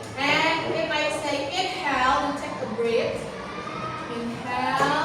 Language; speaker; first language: English; non-native, learner; Indonesian